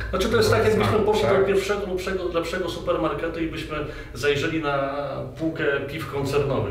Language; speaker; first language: Polish; native; Polish